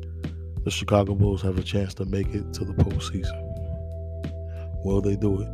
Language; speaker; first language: English; native; English